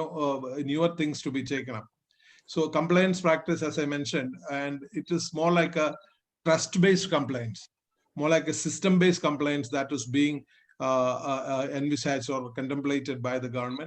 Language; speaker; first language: English; non-native, local second language; Malayalam